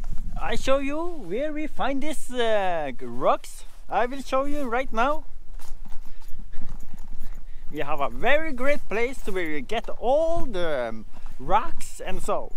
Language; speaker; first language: English; non-native, learner; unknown